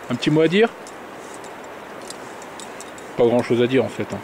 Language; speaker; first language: French; native; French